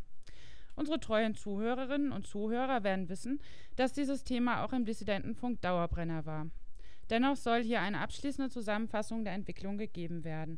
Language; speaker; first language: German; native; German